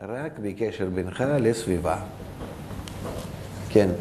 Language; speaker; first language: Hebrew; non-native, fluent; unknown